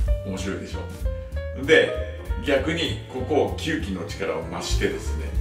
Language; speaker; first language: Japanese; native; Japanese